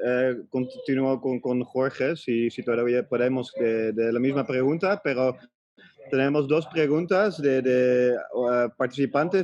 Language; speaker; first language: Spanish; non-native, fluent; Dutch